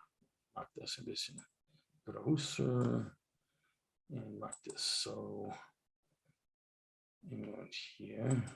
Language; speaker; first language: German; non-native, learner; English